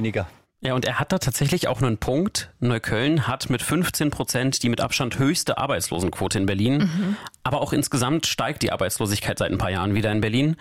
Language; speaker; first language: German; native; German